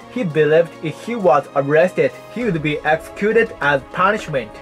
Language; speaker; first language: English; non-native, fluent; Japanese